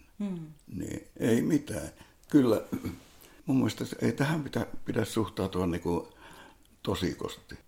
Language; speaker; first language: Finnish; non-native, local second language; Swedish